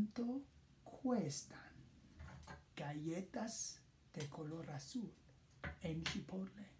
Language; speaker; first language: Spanish; non-native, fluent; English